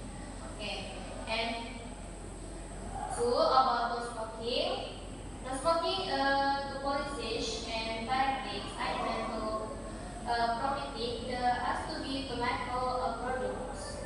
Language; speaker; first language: English; non-native, learner; Indonesian